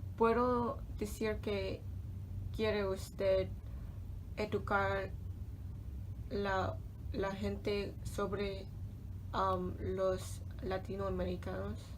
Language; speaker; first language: Spanish; non-native, learner; English